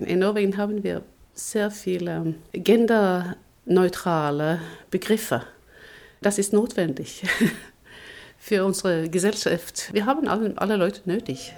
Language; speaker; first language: German; non-native, fluent; Norwegian